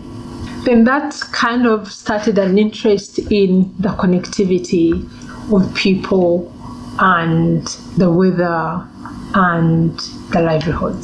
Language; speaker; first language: English; non-native, local second language; Kinyarwanda